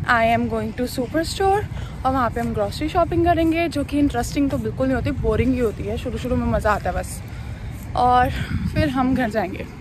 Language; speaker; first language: Hindi; non-native, local second language; Punjabi